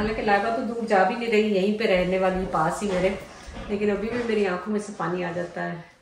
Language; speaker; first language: Urdu; native; Urdu